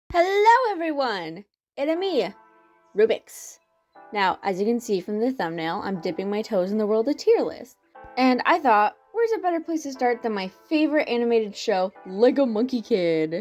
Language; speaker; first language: English; native; English